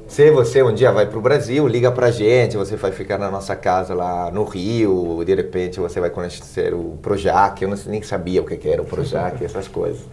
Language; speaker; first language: Portuguese; non-native, fluent; Italian